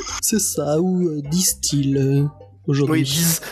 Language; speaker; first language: French; native; French